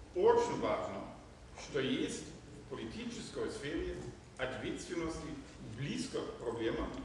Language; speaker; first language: Russian; non-native, fluent; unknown